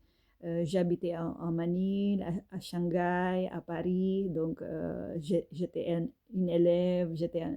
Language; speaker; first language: French; non-native, learner; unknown